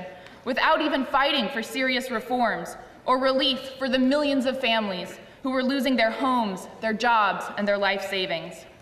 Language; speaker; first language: English; native; English